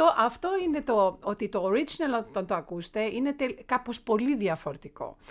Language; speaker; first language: Greek; early bilingual, heritage; Greek